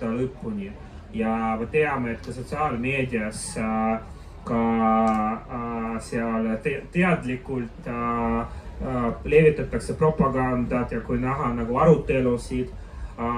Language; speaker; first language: Estonian; non-native, local second language; Russian